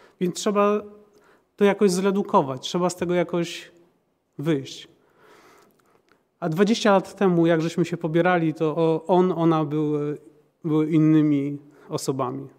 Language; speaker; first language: Polish; native; Polish